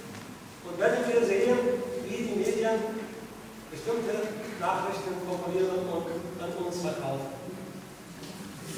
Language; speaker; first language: German; non-native, fluent; Arabic